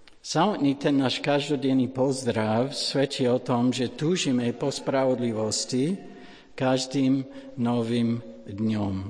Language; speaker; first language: Slovak; non-native, fluent; English